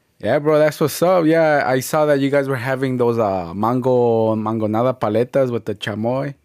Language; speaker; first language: English; early bilingual, other home language; Spanish